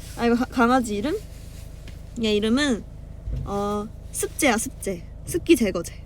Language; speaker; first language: Korean; native; Korean